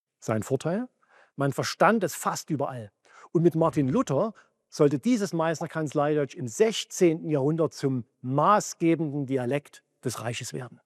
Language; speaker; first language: German; native; German